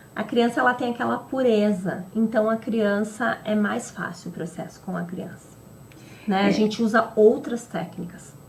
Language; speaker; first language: Portuguese; native; Portuguese